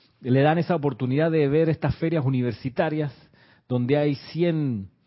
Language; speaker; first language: Spanish; native; Spanish